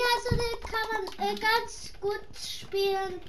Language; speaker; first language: German; non-native, learner; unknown